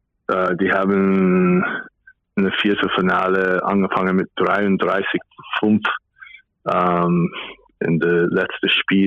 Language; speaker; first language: German; non-native, fluent; English